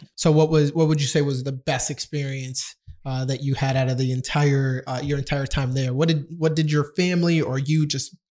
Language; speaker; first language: English; non-native, fluent; Spanish